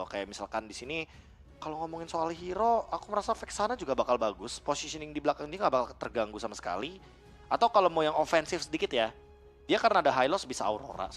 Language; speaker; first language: Indonesian; native; Indonesian